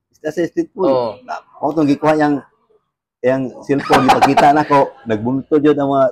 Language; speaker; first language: Cebuano; native; Cebuano